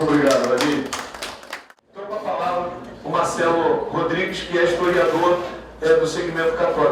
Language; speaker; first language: Portuguese; native; Portuguese